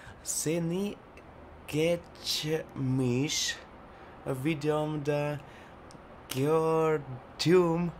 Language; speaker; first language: Turkish; non-native, learner; Russian